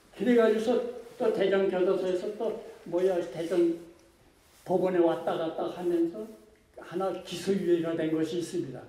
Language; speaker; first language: Korean; native; Korean